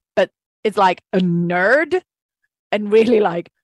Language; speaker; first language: English; non-native, fluent; Swedish